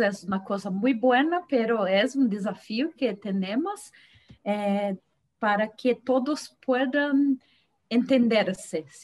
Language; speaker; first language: Spanish; non-native, fluent; Portuguese